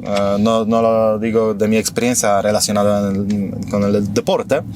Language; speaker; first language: Spanish; non-native, fluent; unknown